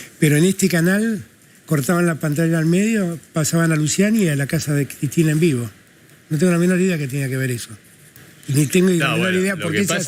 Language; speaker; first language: Spanish; native; Spanish